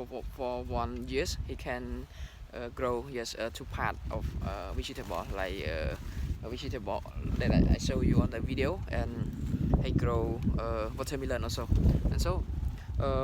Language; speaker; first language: English; non-native, learner; Khmer